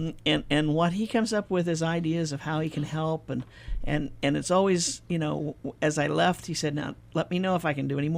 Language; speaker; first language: English; native; English